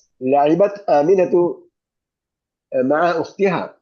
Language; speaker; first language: Arabic; non-native, fluent; Malayalam